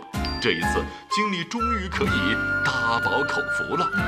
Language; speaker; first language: Chinese; native; Chinese